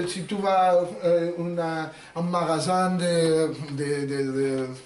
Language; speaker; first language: French; non-native, learner; Spanish